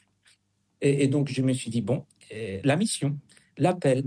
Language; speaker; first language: French; non-native, fluent; Spanish